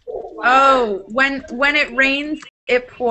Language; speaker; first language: English; native; English